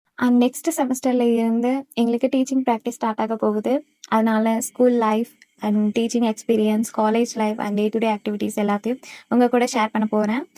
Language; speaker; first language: Tamil; non-native, local second language; Malayalam